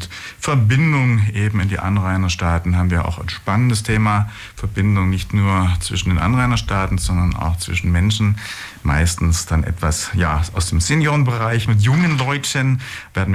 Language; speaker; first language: German; native; German